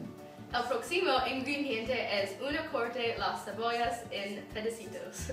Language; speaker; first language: Spanish; non-native, learner; English